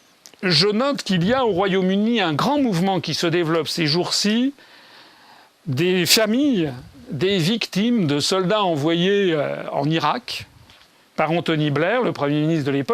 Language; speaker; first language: French; native; French